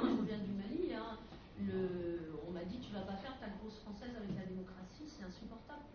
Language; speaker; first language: French; native; French